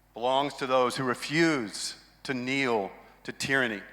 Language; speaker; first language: English; native; English